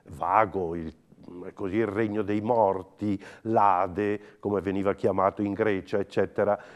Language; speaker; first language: Italian; native; Italian